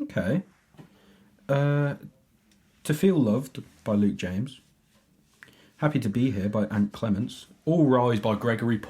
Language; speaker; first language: English; native; English